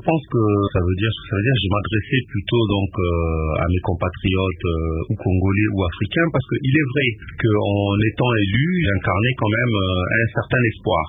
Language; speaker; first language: French; non-native, local second language; Lingala